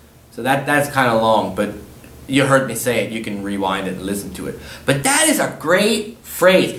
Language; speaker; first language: English; early bilingual, other home language; German